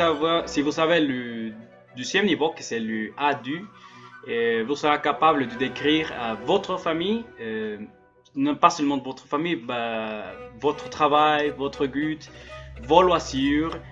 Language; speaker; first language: French; non-native, learner; Spanish